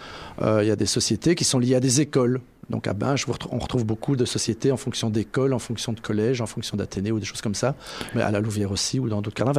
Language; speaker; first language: French; native; French